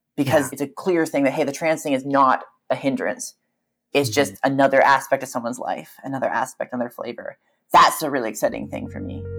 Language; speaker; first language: English; native; English